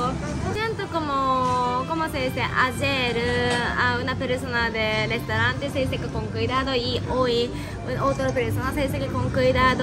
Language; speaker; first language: Spanish; non-native, learner; Japanese